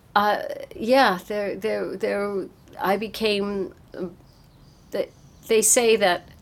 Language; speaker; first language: English; native; English